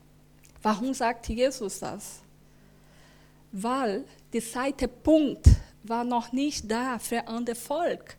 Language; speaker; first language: German; non-native, learner; Portuguese